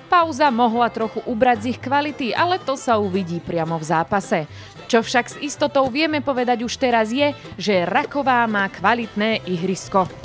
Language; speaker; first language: Slovak; native; Slovak